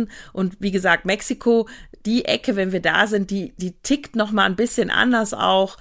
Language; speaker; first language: German; native; German